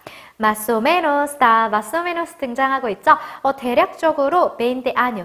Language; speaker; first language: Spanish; non-native, fluent; Korean